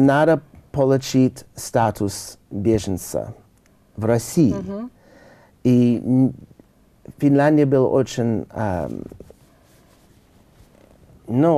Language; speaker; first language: Russian; non-native, learner; English